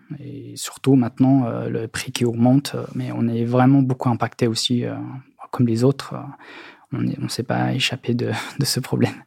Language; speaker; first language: French; non-native, fluent; Mongolian